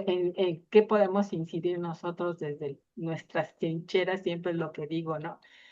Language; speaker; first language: Spanish; native; Spanish